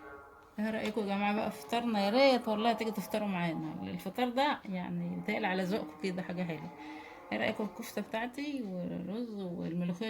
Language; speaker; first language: Arabic; native; Arabic